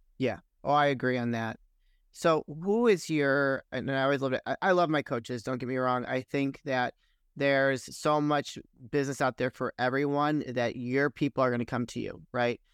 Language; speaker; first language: English; native; English